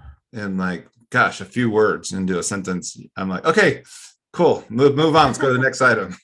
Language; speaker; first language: English; native; English